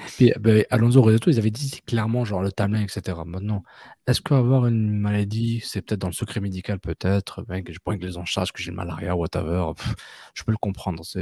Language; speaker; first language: French; native; French